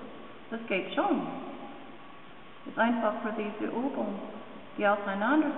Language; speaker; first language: German; non-native, learner; English